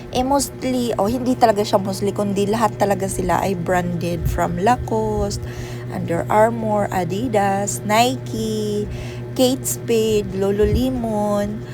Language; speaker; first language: Filipino; non-native, local second language; Waray